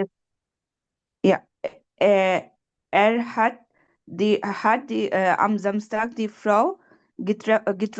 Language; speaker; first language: German; non-native, learner; Urdu